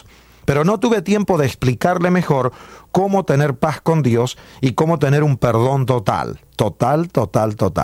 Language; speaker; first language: Spanish; native; Spanish